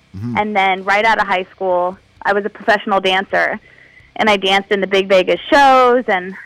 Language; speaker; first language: English; native; English